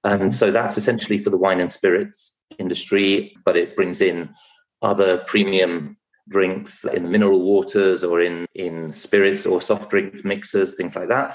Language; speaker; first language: English; native; English